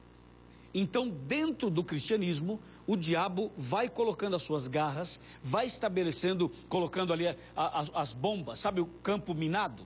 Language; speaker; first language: Portuguese; native; Portuguese